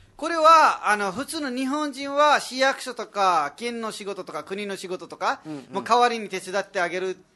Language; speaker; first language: Japanese; non-native, fluent; Nepali